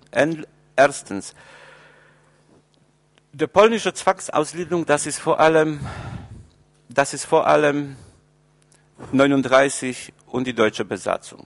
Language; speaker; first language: German; non-native, fluent; Polish